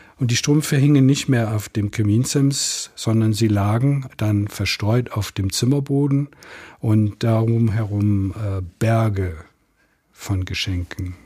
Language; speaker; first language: German; non-native, fluent; English